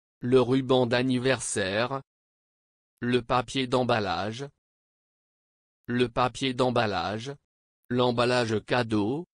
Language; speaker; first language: French; non-native, fluent; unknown